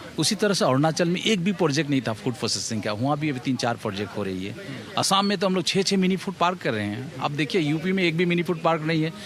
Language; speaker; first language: Hindi; non-native, local second language; Assamese